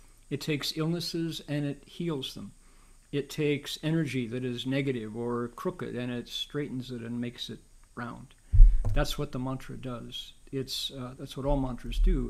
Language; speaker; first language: English; native; English